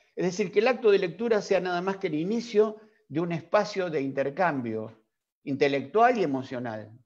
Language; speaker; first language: Spanish; native; Spanish